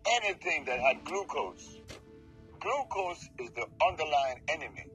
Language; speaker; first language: English; non-native, fluent; Spanish